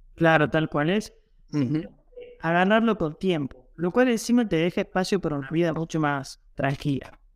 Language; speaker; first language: Spanish; native; Spanish